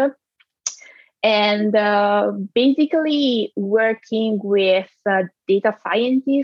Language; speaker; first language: English; non-native, fluent; Italian